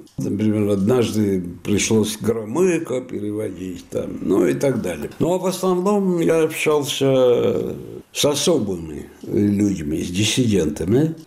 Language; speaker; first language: Russian; non-native, fluent; Italian